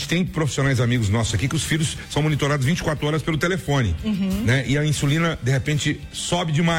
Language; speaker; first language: Portuguese; native; Portuguese